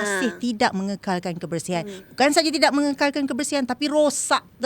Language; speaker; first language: Malay; native; Malay